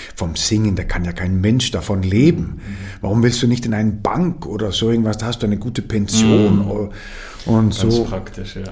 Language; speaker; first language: German; non-native, fluent; Danish